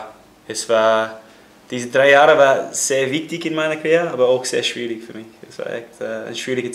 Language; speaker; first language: German; non-native, fluent; English